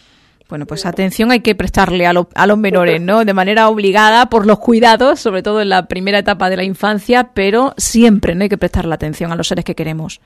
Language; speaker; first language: Spanish; native; Spanish